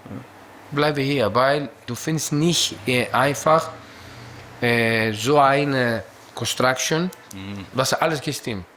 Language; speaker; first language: German; non-native, local second language; Greek